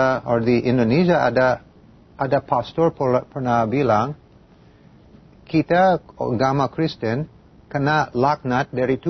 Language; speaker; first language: Indonesian; non-native, fluent; English